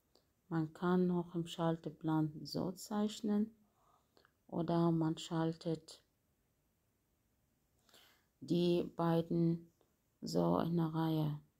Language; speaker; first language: German; non-native, fluent; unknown